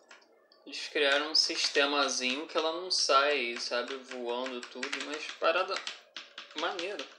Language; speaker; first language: Portuguese; native; Portuguese